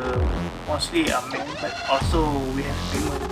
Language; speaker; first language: English; non-native, learner; Malay